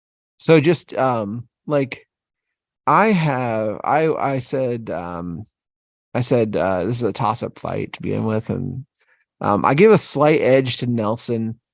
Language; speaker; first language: English; native; English